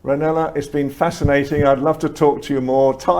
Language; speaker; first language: English; native; English